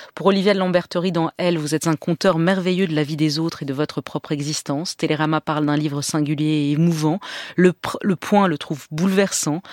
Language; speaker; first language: French; native; French